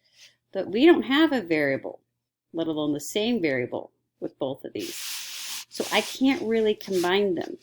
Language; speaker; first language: English; native; English